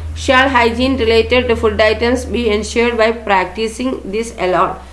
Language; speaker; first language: English; non-native, local second language; Malayalam